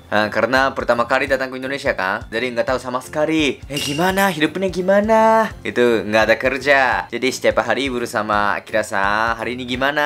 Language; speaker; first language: Indonesian; non-native, fluent; Japanese